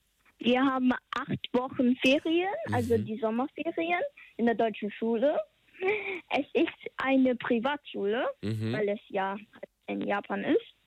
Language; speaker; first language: German; early bilingual, heritage; German